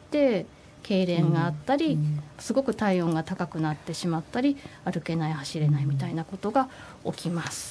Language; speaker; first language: Japanese; native; Japanese